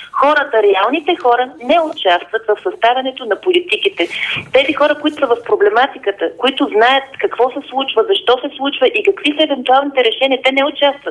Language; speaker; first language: Bulgarian; native; Bulgarian